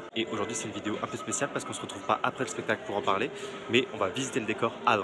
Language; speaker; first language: French; native; French